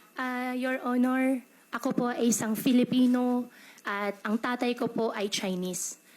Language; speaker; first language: Filipino; native; Filipino